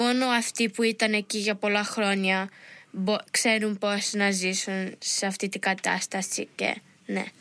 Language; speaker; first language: Greek; early bilingual, heritage; English